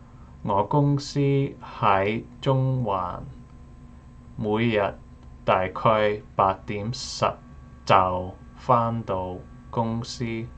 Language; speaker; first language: Cantonese; non-native, learner; English